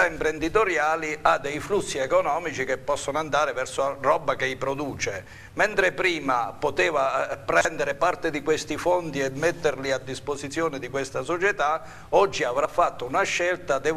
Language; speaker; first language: Italian; native; Italian